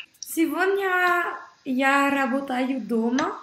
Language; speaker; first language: Russian; non-native, learner; French